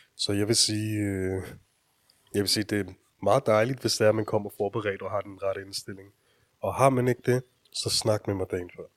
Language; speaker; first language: Danish; early bilingual, other home language; Urdu